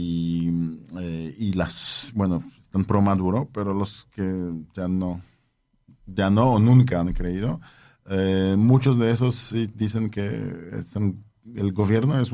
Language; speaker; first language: Spanish; non-native, fluent; Polish